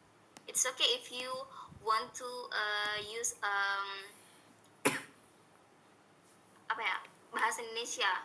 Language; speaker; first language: English; non-native, learner; Indonesian